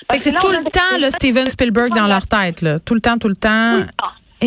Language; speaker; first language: French; native; French